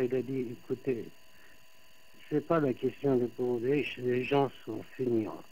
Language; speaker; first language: French; native; French